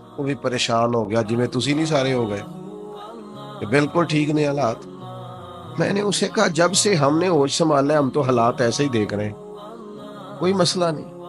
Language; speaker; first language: Urdu; non-native, local second language; Punjabi